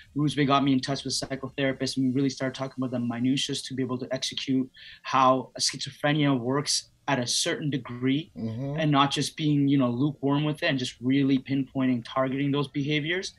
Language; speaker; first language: English; native; English